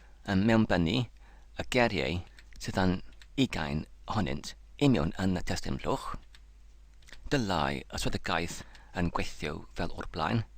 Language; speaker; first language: Welsh; non-native, learner; English